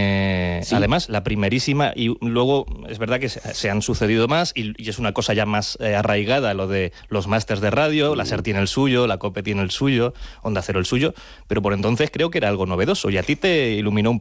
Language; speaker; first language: Spanish; native; Spanish